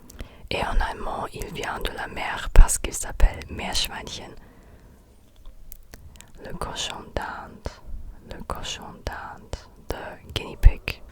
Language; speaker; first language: French; non-native, fluent; German